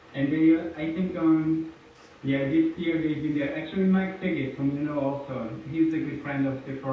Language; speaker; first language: English; non-native, fluent; Hungarian